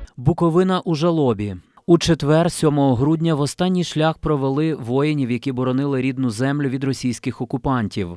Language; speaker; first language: Ukrainian; native; Ukrainian